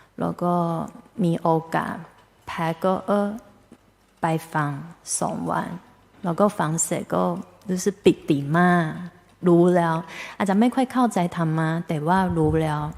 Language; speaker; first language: Thai; non-native, fluent; Chinese